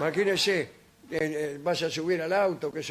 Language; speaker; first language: Spanish; native; Spanish